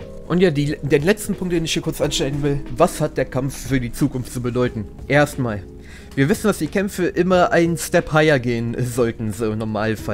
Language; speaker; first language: German; native; German